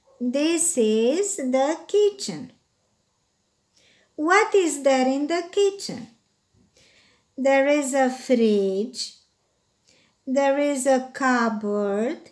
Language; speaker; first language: English; non-native, fluent; Romanian